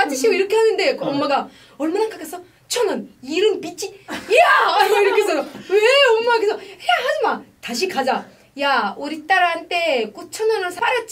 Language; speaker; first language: Korean; non-native, fluent; Arabic